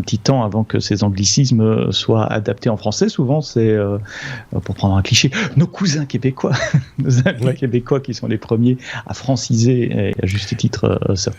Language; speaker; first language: French; native; French